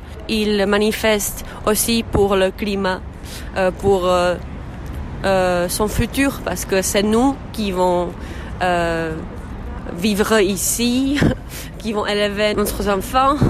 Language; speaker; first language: French; non-native, fluent; Czech